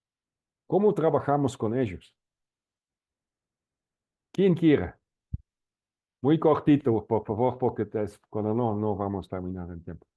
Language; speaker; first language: Spanish; non-native, fluent; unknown